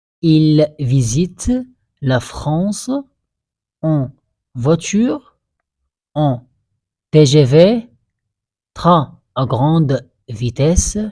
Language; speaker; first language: French; non-native, fluent; Arabic